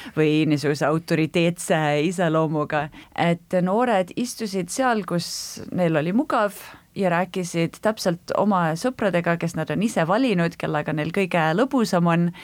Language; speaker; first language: Estonian; early bilingual, heritage; Estonian